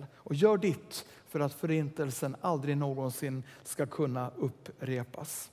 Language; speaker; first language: Swedish; native; Swedish